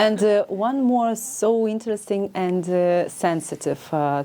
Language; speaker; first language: English; non-native, learner; Ukrainian